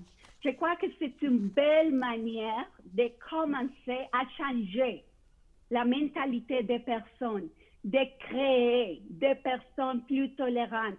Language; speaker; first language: French; non-native, fluent; Spanish